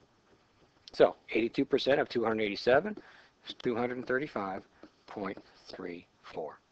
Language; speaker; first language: English; native; English